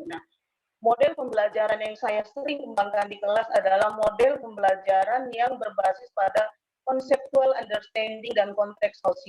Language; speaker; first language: Indonesian; native; Indonesian